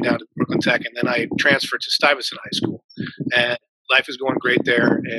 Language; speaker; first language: English; native; English